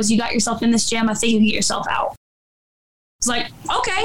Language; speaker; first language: English; native; English